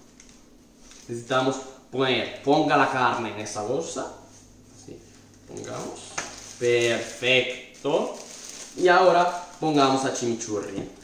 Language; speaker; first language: Spanish; non-native, fluent; Italian